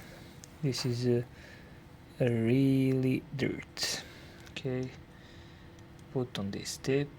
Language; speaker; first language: English; non-native, learner; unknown